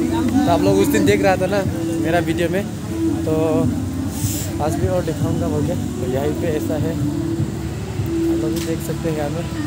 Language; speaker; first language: Hindi; non-native, local second language; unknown